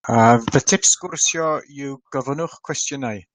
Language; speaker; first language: Welsh; non-native, learner; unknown